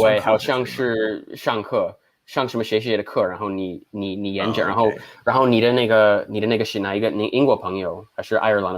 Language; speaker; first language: Chinese; non-native, fluent; English